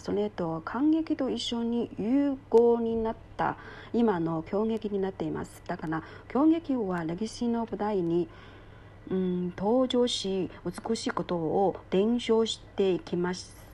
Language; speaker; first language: Japanese; non-native, learner; Chinese